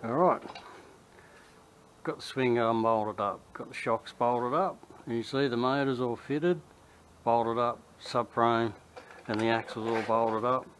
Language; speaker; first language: English; native; English